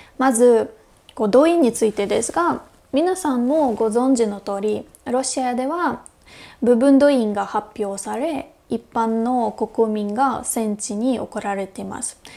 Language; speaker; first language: Japanese; non-native, fluent; Russian